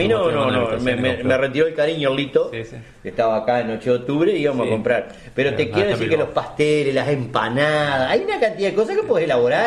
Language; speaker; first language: Spanish; native; Spanish